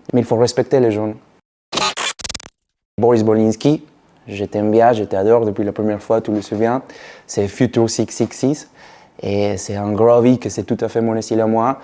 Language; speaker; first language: French; non-native, fluent; Spanish